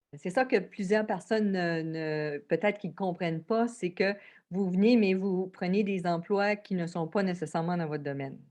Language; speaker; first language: French; native; French